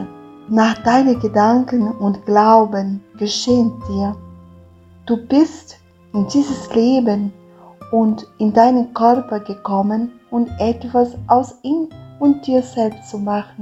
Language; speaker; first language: German; non-native, fluent; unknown